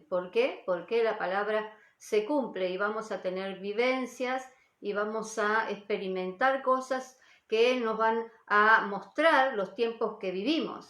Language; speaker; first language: Spanish; native; Spanish